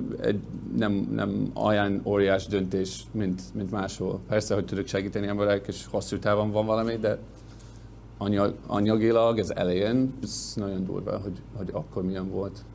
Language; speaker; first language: Hungarian; non-native, learner; English